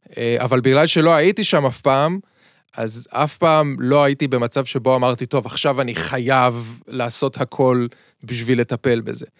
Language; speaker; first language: Hebrew; native; Hebrew